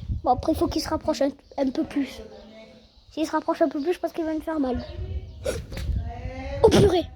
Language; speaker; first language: French; native; French